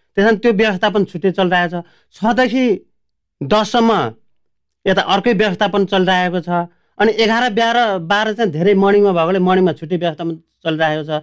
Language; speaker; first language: Nepali; native; Nepali